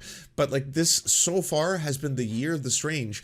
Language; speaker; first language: English; native; English